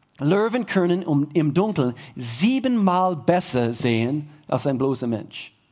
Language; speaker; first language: German; non-native, fluent; English